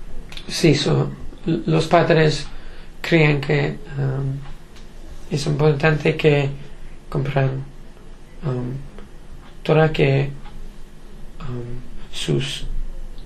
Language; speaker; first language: Spanish; non-native, learner; English